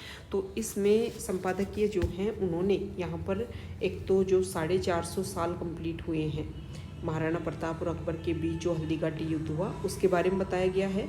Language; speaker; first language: Hindi; native; Hindi